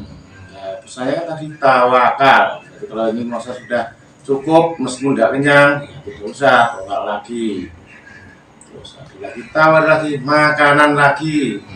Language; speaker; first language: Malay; non-native, local second language; Javanese